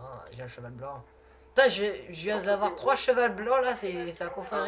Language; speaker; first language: French; native; French